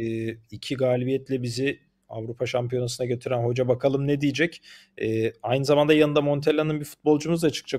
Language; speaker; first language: Turkish; native; Turkish